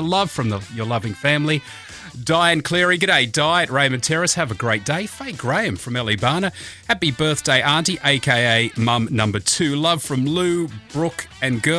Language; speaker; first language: English; native; English